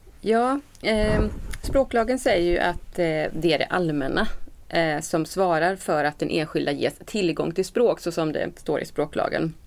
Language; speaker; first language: Swedish; native; Swedish